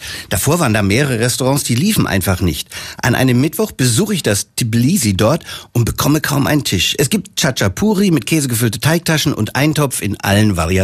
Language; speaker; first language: German; native; German